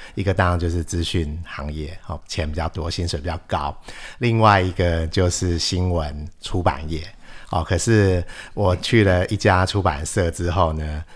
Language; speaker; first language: Chinese; native; Chinese